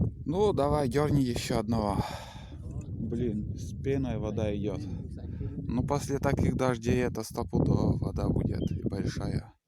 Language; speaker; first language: Russian; native; Russian